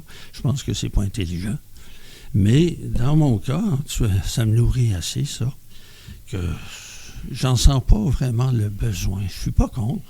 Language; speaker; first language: French; native; French